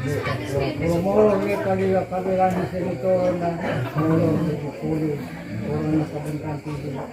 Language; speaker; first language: Indonesian; non-native, local second language; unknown